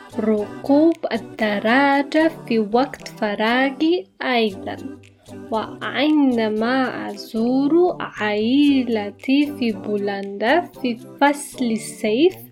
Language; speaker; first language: Arabic; non-native, fluent; Polish